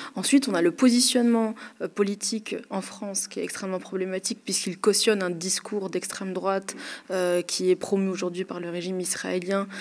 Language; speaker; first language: French; early bilingual, other home language; Arabic